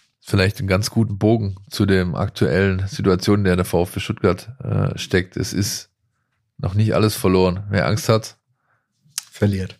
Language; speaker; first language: German; native; German